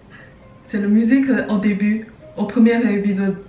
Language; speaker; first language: French; non-native, learner; Chinese